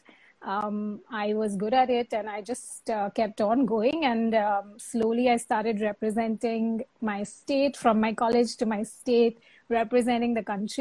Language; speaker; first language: English; non-native, local second language; Hindi